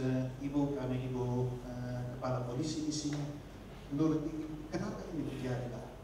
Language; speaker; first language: Indonesian; non-native, fluent; Dutch